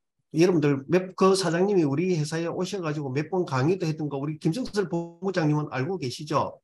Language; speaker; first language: Korean; native; Korean